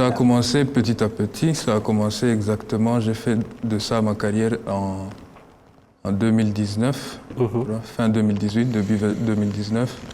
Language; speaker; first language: French; non-native, local second language; Kinyarwanda